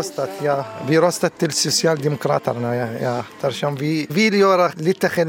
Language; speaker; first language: Swedish; non-native, learner; Arabic